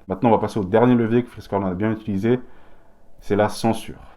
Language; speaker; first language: French; native; French